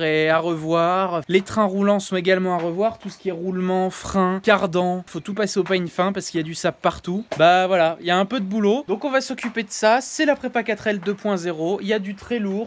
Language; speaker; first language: French; native; French